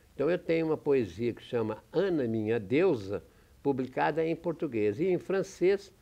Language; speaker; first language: Portuguese; native; Portuguese